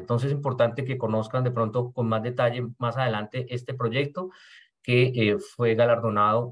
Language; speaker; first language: Spanish; native; Spanish